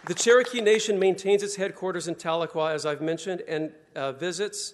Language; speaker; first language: English; native; English